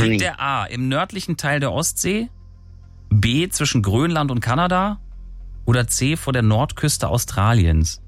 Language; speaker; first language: German; native; German